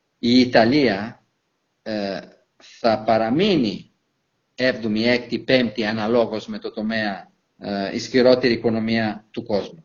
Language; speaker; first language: Greek; non-native, fluent; Italian